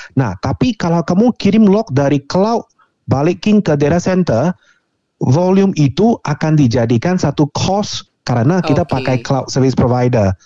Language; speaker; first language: Indonesian; non-native, fluent; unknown